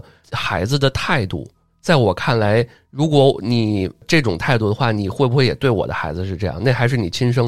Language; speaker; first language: Chinese; native; Chinese